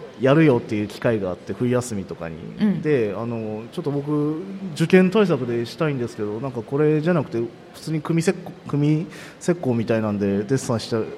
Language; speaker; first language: Japanese; native; Japanese